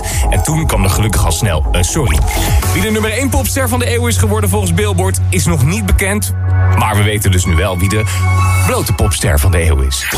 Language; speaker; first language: Dutch; native; Dutch